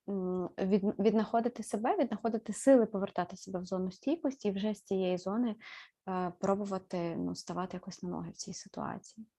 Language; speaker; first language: Ukrainian; native; Ukrainian